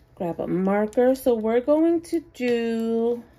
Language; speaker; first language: English; native; English